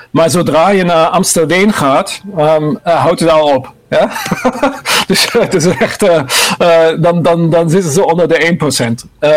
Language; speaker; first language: Dutch; non-native, fluent; German